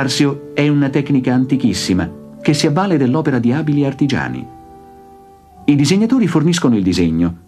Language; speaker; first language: Italian; native; Italian